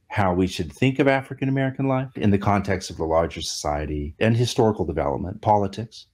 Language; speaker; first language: English; native; English